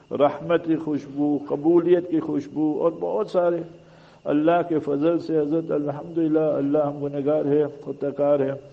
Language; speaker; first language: Urdu; native; Urdu